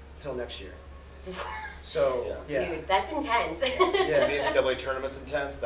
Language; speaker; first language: English; native; English